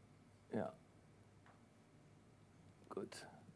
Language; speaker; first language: German; native; German